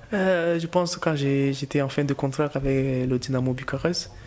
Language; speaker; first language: French; non-native, local second language; English